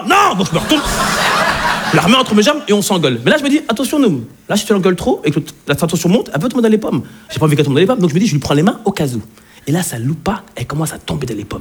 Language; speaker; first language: French; native; French